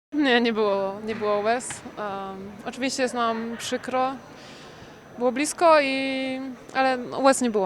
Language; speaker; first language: Polish; non-native, fluent; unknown